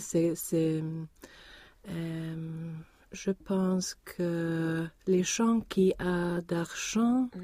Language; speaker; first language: French; non-native, learner; Swedish